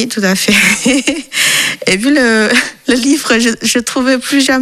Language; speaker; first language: French; non-native, learner; Chinese